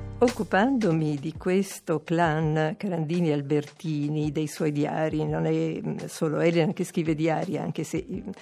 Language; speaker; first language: Italian; native; Italian